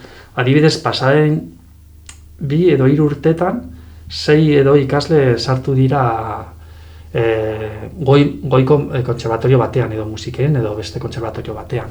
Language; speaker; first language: Basque; non-native, local second language; Spanish